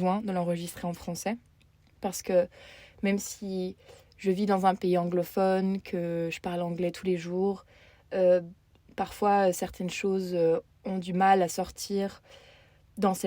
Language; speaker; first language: French; native; French